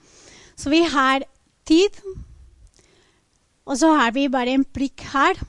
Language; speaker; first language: Norwegian; non-native, fluent; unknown